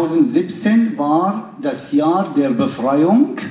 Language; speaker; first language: German; non-native, fluent; Arabic